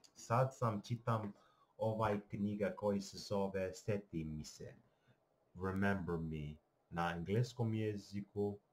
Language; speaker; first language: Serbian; non-native, learner; Russian